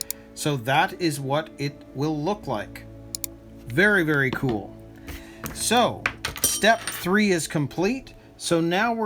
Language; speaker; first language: English; native; English